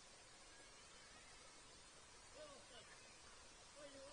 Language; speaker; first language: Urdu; non-native, local second language; Kashmiri